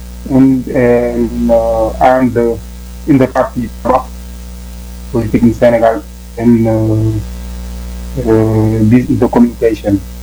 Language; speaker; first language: English; non-native, learner; Wolof